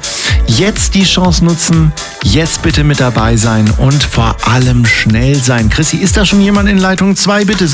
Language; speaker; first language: German; native; German